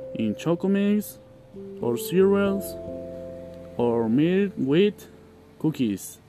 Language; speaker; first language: English; non-native, learner; Spanish